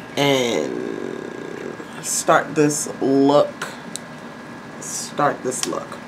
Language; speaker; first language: English; native; English